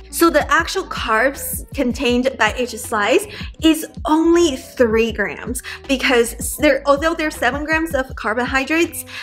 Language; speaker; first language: English; non-native, fluent; Chinese